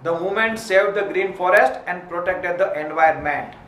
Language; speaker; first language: English; non-native, local second language; Gujarati